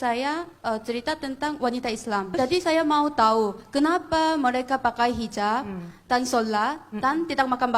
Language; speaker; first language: Indonesian; non-native, fluent; Korean